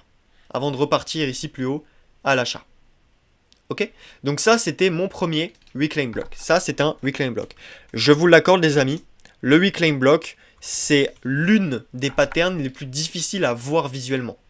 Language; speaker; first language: French; native; French